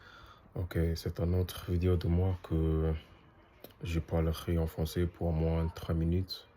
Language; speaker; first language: French; non-native, learner; English